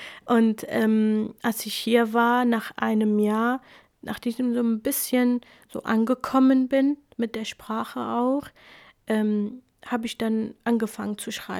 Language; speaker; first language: German; early bilingual, other home language; Kurdish